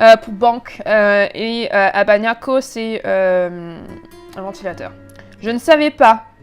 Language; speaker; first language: French; native; French